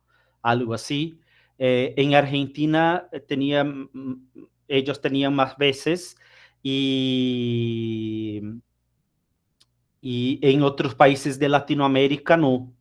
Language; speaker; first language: Spanish; non-native, fluent; Portuguese